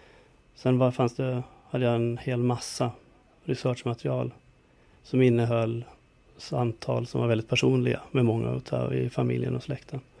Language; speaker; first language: Swedish; native; Swedish